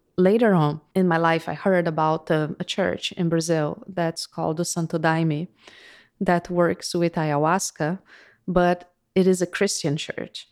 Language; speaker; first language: English; non-native, fluent; Portuguese